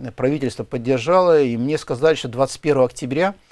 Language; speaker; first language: Russian; native; Russian